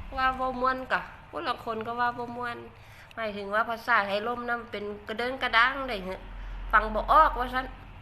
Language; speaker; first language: Thai; native; Thai